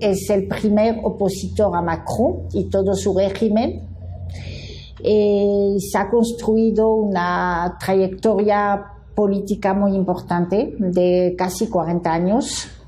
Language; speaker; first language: Spanish; non-native, fluent; French